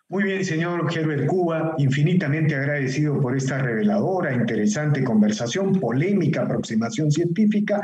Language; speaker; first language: Spanish; native; Spanish